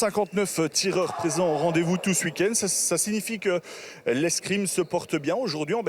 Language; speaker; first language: French; native; French